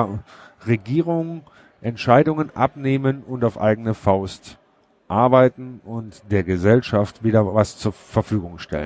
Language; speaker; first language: German; native; German